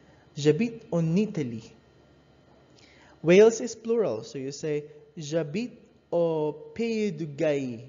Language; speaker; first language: French; non-native, learner; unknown